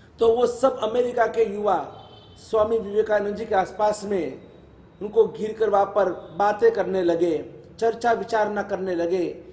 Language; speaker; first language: Hindi; non-native, local second language; Gujarati